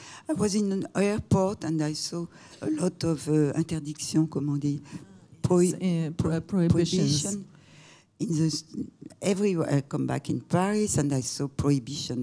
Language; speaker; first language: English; non-native, fluent; French